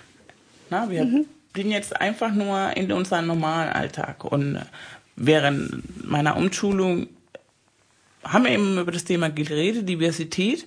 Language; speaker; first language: German; non-native, fluent; Spanish